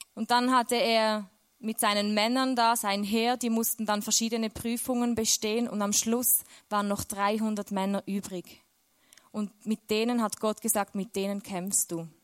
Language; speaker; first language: German; native; German